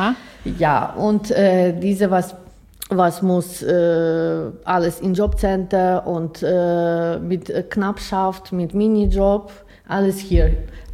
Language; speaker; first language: German; non-native, learner; Ukrainian